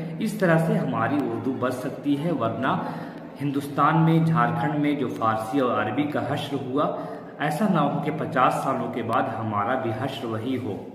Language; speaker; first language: Urdu; native; Urdu